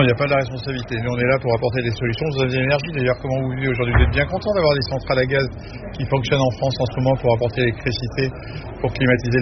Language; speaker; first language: French; native; French